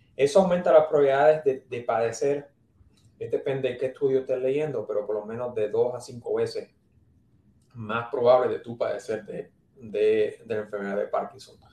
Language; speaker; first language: Spanish; native; Spanish